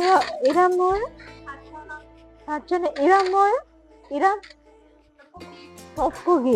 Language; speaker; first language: Korean; non-native, learner; Sinhala